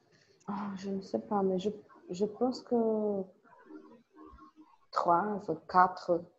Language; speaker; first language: French; non-native, learner; Portuguese